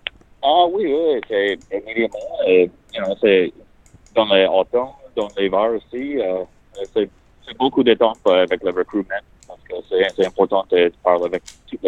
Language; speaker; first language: French; non-native, learner; English